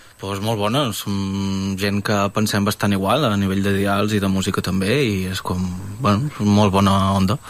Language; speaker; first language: Catalan; early bilingual, other home language; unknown